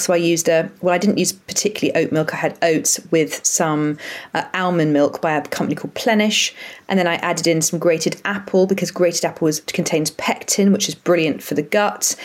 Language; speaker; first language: English; native; English